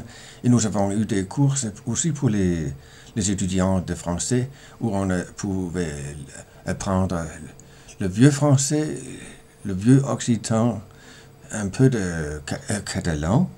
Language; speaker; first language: French; non-native, fluent; Danish